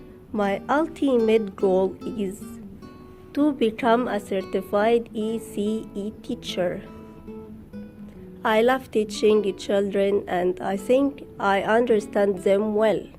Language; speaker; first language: English; non-native, learner; Arabic